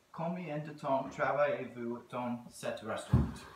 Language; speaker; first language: French; non-native, learner; English